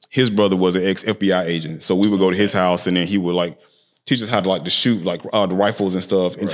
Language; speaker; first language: English; native; English